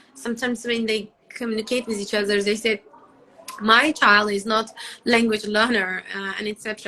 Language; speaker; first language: English; non-native, fluent; Azerbaijani